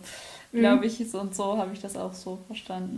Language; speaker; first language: German; native; German